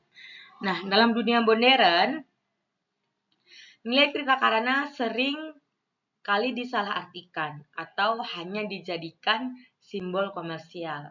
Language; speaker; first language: Indonesian; non-native, local second language; Balinese